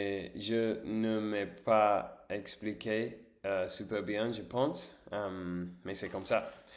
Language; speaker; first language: French; non-native, learner; English